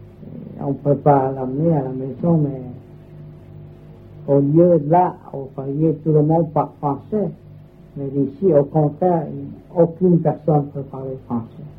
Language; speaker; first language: French; non-native, learner; Vietnamese